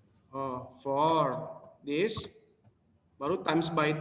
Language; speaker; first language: English; non-native, local second language; Indonesian